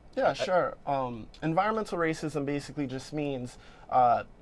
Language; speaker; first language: English; native; English